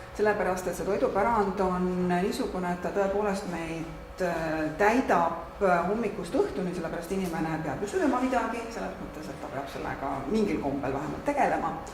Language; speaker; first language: Estonian; native; Estonian